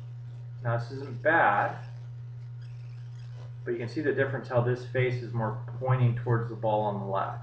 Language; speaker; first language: English; native; English